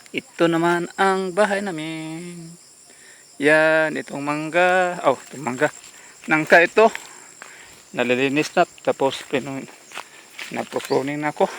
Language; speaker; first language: Filipino; non-native, local second language; Cebuano